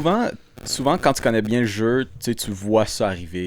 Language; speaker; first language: French; native; French